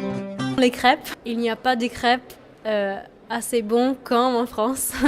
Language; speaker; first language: French; non-native, learner; English